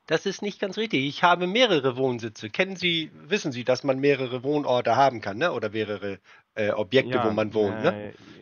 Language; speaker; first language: German; native; German